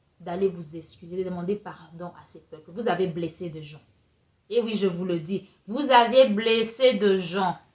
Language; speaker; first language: French; non-native, local second language; Lingala